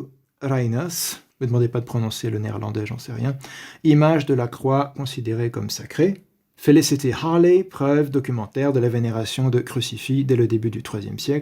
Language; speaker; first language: French; native; French